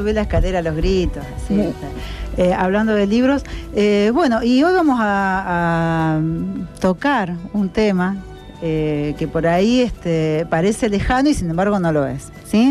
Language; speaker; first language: Spanish; native; Spanish